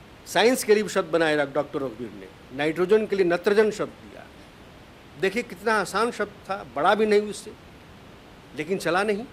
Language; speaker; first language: Hindi; native; Hindi